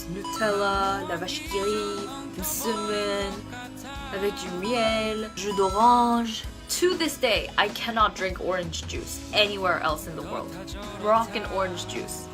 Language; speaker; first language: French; non-native, fluent; Korean